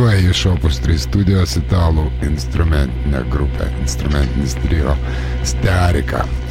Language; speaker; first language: Lithuanian; native; Lithuanian